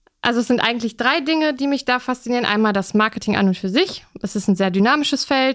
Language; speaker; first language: German; native; German